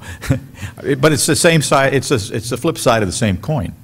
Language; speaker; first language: English; native; English